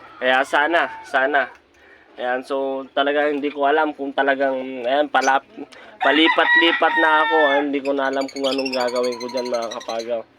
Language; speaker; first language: Filipino; native; Filipino